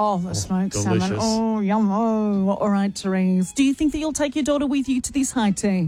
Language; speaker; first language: English; native; English